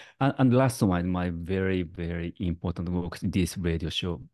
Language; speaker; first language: English; non-native, learner; Japanese